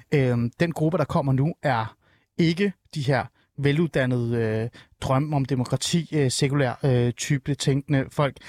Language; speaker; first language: Danish; early bilingual, other home language; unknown